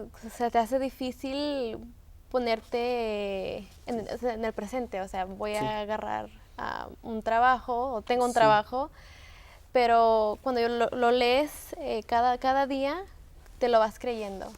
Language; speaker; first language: Spanish; early bilingual, heritage; Spanish